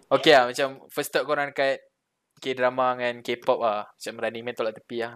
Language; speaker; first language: Malay; native; Malay